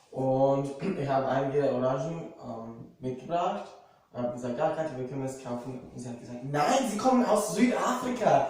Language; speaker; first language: German; non-native, fluent; Portuguese